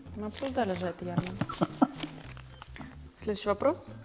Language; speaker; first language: Russian; native; Russian